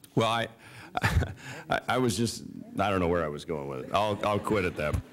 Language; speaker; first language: English; native; English